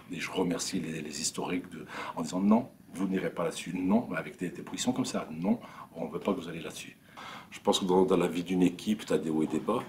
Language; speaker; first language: French; native; French